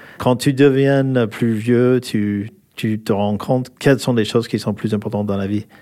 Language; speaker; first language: French; non-native, fluent; English